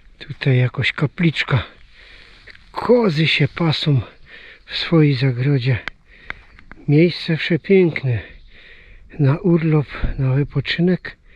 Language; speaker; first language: Polish; native; Polish